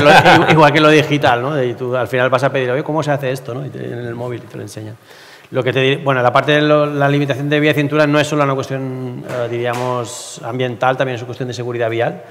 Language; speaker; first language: Spanish; non-native, local second language; Catalan